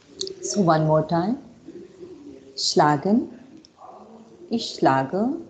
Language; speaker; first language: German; non-native, fluent; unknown